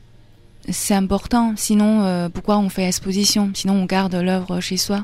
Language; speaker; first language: French; non-native, fluent; Chinese